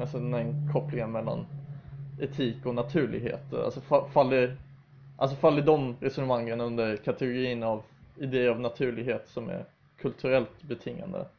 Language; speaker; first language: Swedish; native; Swedish